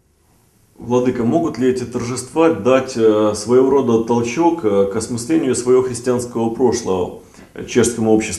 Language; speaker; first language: Russian; native; Russian